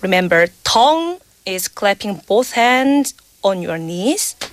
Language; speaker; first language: English; non-native, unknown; Korean